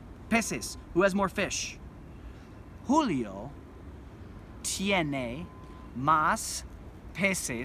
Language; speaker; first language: Spanish; non-native, fluent; English